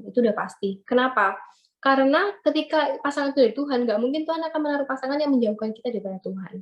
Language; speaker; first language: Indonesian; native; Indonesian